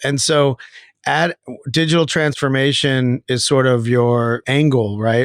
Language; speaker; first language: English; native; English